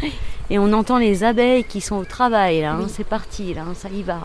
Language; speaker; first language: French; native; French